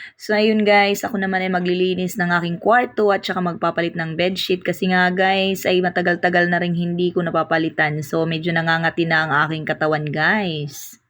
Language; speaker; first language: Filipino; non-native, local second language; Waray